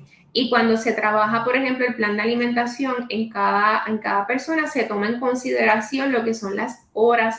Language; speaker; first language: Spanish; native; Spanish